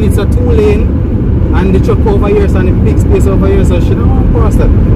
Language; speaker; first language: English; native; English